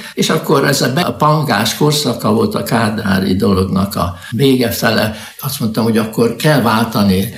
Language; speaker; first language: Hungarian; native; Hungarian